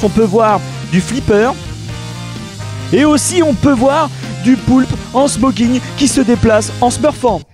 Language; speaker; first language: French; native; French